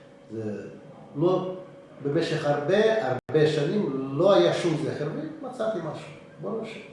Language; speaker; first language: Hebrew; non-native, fluent; Russian